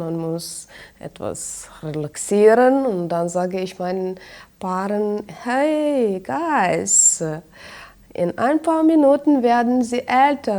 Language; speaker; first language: German; non-native, fluent; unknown